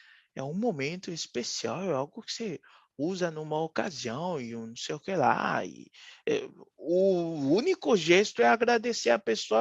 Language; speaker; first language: Portuguese; non-native, fluent; Haitian Creole